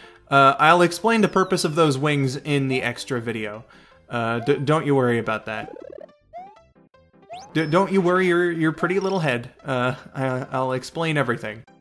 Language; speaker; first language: English; native; English